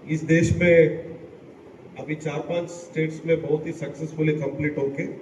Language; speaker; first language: Hindi; non-native, local second language; Kannada